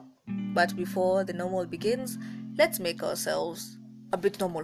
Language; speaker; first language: English; non-native, local second language; Kikuyu